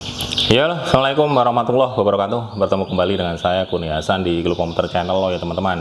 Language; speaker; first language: Indonesian; native; Indonesian